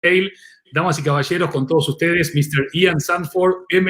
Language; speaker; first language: Spanish; native; Spanish